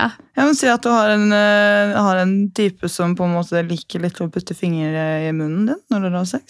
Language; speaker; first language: Norwegian; native; Norwegian